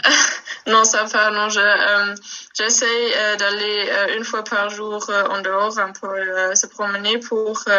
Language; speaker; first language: French; non-native, local second language; Luxembourgish